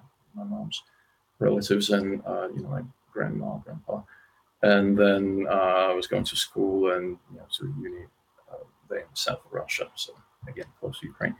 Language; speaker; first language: English; non-native, fluent; Russian